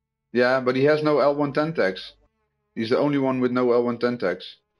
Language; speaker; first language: English; non-native, fluent; Dutch